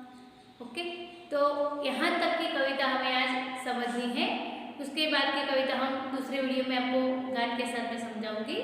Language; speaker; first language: Hindi; non-native, local second language; Gujarati